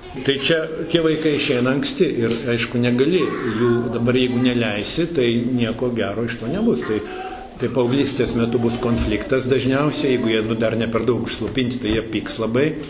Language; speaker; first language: Lithuanian; early bilingual, heritage; Lithuanian